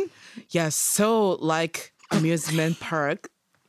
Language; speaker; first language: English; non-native, learner; Japanese